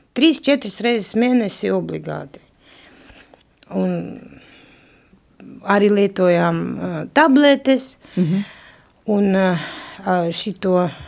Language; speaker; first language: Latvian; non-native, local second language; Russian